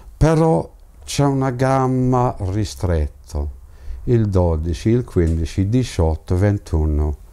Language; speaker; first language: Italian; non-native, fluent; English